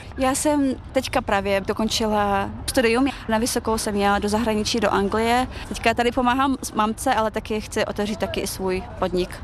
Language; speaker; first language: Czech; early bilingual, other home language; Chechen